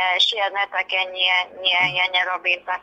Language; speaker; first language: Slovak; non-native, local second language; Hungarian